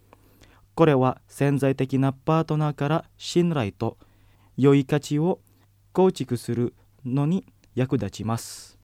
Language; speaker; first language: Japanese; non-native, fluent; Indonesian